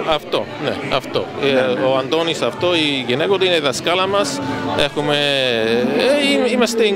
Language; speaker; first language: Greek; early bilingual, heritage; Greek